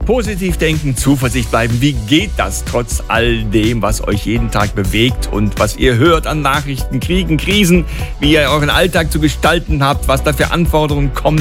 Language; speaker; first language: German; native; German